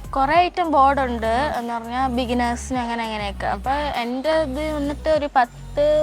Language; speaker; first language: Malayalam; native; Malayalam